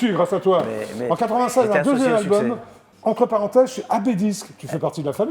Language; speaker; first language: French; native; French